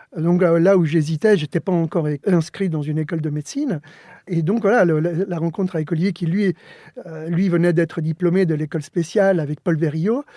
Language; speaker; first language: French; early bilingual, other home language; Spanish